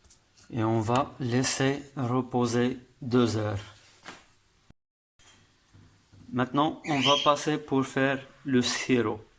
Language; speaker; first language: French; non-native, learner; Arabic